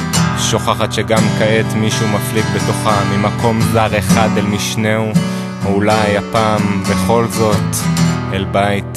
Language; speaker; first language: Hebrew; native; Hebrew